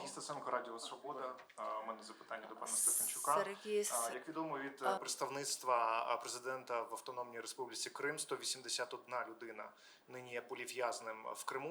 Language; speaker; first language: Ukrainian; native; Ukrainian